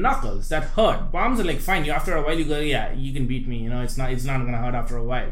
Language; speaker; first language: English; non-native, local second language; Hindi